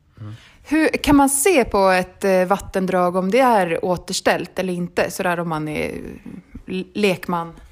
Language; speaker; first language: Swedish; native; Swedish